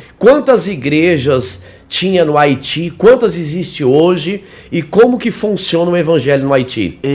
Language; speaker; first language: Portuguese; native; Portuguese